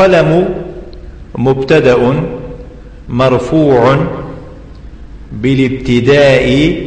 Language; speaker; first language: Arabic; non-native, fluent; Tajik